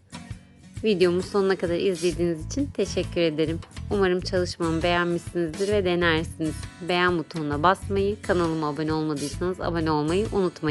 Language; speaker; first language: Turkish; native; Turkish